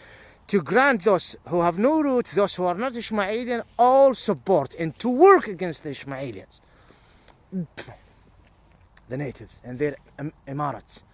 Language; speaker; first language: English; non-native, fluent; Arabic